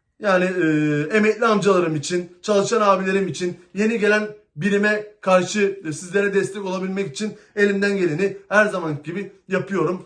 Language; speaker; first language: Turkish; native; Turkish